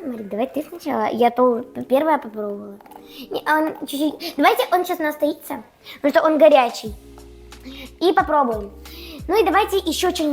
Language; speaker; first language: Russian; native; Russian